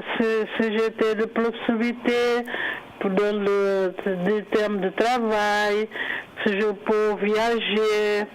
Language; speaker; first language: French; non-native, learner; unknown